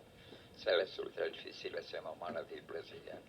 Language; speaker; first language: French; non-native, fluent; Portuguese